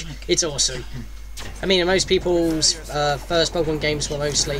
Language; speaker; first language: English; native; English